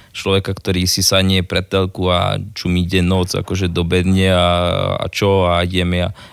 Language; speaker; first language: Slovak; native; Slovak